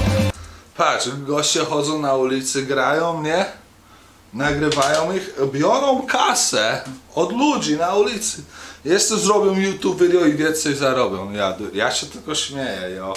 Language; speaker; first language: Polish; early bilingual, heritage; Polish